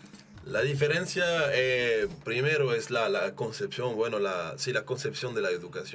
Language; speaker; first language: Spanish; non-native, fluent; French